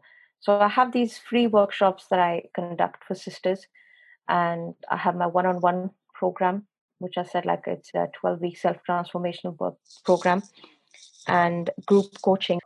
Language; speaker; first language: English; non-native, local second language; Urdu